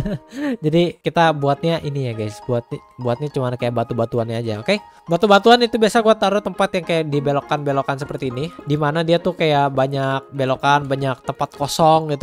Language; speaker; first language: Indonesian; native; Indonesian